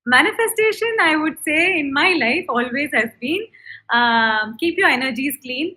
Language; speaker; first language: English; non-native, local second language; Tamil